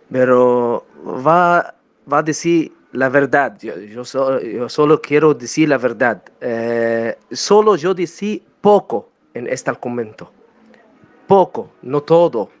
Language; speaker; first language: Spanish; non-native, learner; Arabic